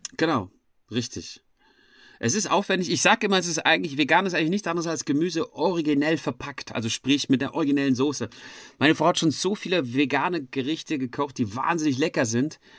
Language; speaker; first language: German; native; German